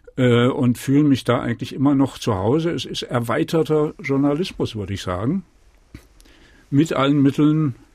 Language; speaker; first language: German; native; German